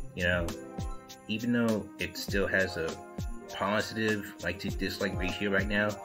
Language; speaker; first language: English; native; English